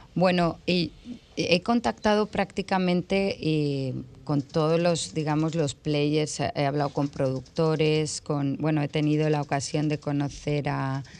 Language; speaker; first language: Spanish; native; Spanish